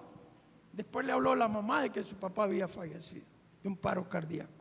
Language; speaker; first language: Spanish; native; Spanish